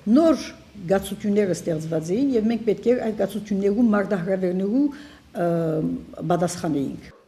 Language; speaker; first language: Armenian; early bilingual, heritage; Armenian